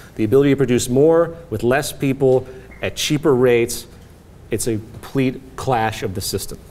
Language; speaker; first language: English; native; English